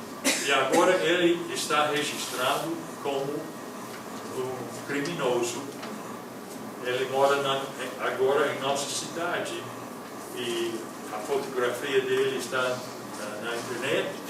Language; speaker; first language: Portuguese; non-native, fluent; English